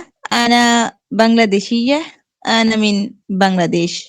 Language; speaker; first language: Arabic; non-native, learner; Bangla